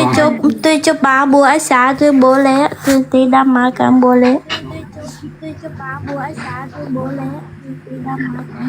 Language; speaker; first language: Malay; non-native, learner; Vietnamese